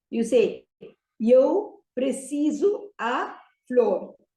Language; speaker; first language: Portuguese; non-native, fluent; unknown